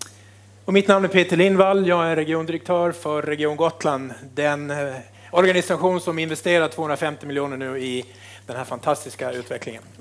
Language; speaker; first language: Swedish; native; Swedish